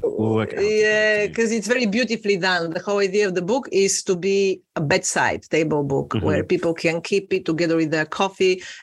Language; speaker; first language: English; non-native, fluent; Bulgarian